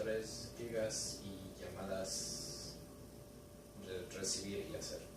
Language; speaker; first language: Spanish; early bilingual, heritage; Spanish